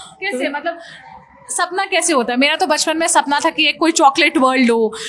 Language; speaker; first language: Hindi; native; Hindi